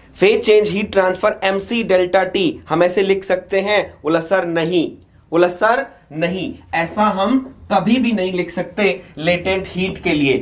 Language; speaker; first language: Hindi; native; Hindi